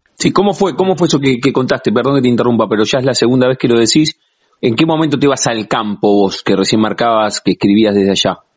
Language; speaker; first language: Spanish; native; Spanish